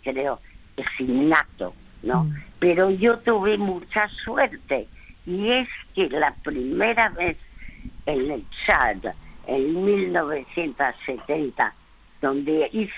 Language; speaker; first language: Spanish; early bilingual, other home language; French